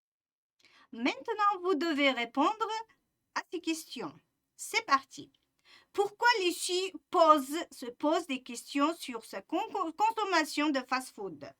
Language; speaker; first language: French; non-native, fluent; Uzbek